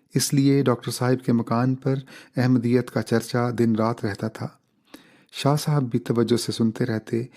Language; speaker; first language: Urdu; native; Urdu